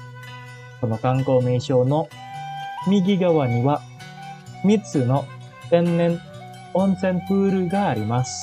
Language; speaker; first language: Japanese; non-native, fluent; Indonesian